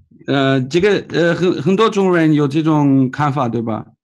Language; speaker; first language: Chinese; non-native, fluent; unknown